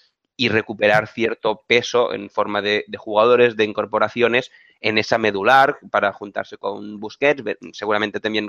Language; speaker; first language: Spanish; native; Spanish